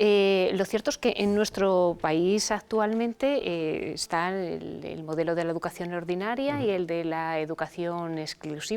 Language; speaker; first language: Spanish; native; Spanish